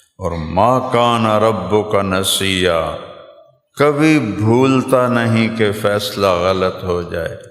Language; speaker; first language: Urdu; non-native, local second language; Punjabi